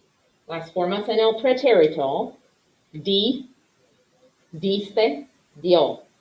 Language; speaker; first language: Spanish; non-native, fluent; English